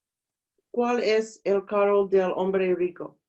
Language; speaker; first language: Spanish; non-native, learner; English